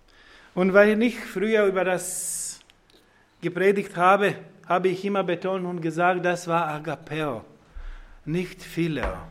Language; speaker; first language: German; non-native, fluent; Croatian